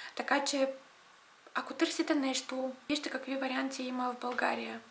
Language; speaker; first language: Bulgarian; non-native, fluent; Russian